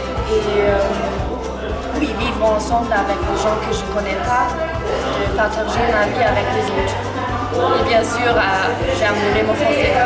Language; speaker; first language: French; non-native, fluent; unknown